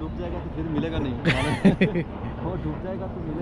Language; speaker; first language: Hindi; non-native, learner; Nepali